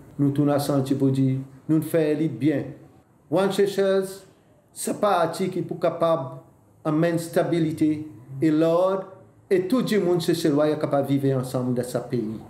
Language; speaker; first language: French; non-native, local second language; Seselwa Creole French